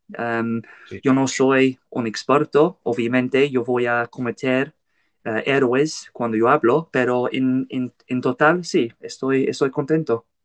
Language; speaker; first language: Spanish; non-native, learner; English